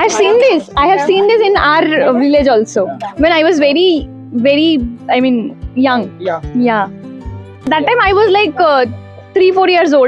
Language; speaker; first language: English; non-native, local second language; Bangla